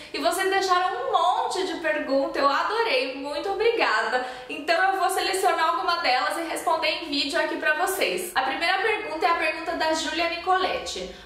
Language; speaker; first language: Portuguese; native; Portuguese